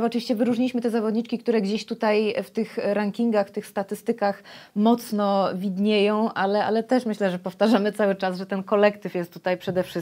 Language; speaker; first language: Polish; native; Polish